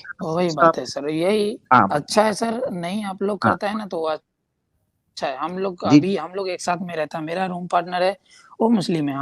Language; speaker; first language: Hindi; non-native, local second language; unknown